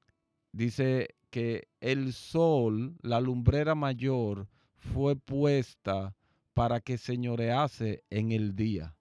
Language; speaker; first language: Spanish; native; Spanish